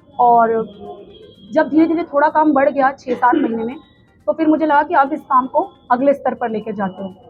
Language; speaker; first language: Hindi; native; Hindi